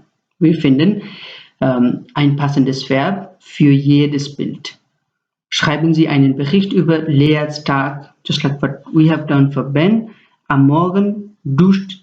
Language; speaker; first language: German; non-native, fluent; Nepali